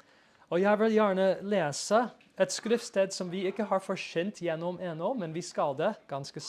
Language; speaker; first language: Norwegian; non-native, fluent; English